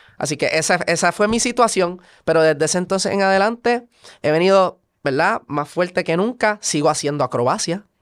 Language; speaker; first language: Spanish; native; Spanish